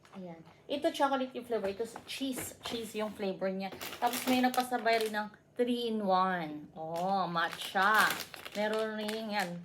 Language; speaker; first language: Filipino; non-native, local second language; Cebuano